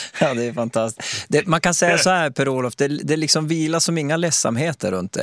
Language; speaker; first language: Swedish; native; Swedish